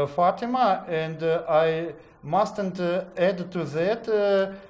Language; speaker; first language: English; non-native, fluent; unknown